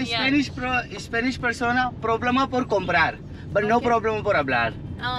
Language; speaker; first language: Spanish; non-native, learner; Hindi